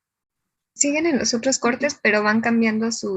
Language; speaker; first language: Spanish; native; Spanish